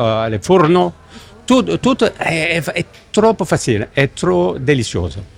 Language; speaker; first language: Italian; non-native, learner; French